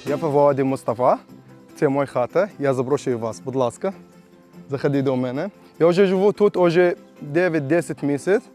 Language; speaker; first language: Ukrainian; non-native, learner; Arabic